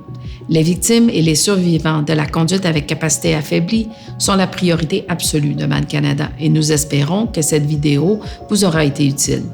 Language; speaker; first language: French; native; French